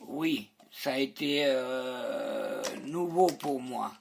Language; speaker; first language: French; non-native, fluent; Spanish